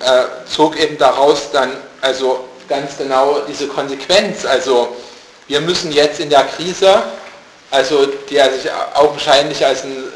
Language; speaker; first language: German; native; German